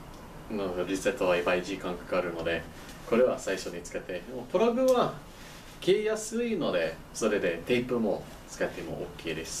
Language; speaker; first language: Japanese; non-native, learner; English